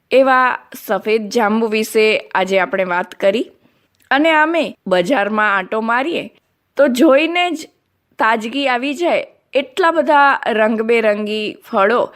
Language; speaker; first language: Gujarati; non-native, local second language; Kachhi